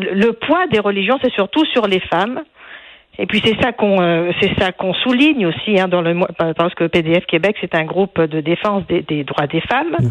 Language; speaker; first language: French; non-native, local second language; Arabic